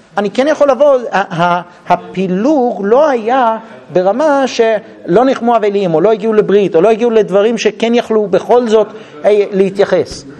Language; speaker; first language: Hebrew; non-native, fluent; English